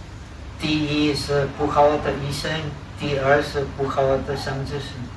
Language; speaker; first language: Chinese; non-native, fluent; Czech